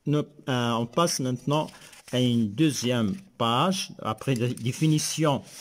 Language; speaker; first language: French; non-native, local second language; Arabic